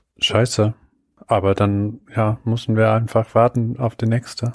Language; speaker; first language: German; non-native, fluent; English